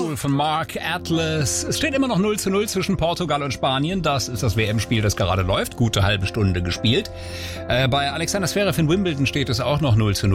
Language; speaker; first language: German; native; German